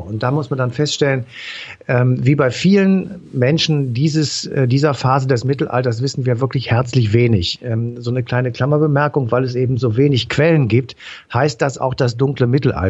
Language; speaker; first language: German; native; German